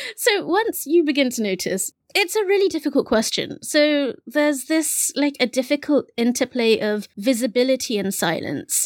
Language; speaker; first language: English; early bilingual, other home language; Bangla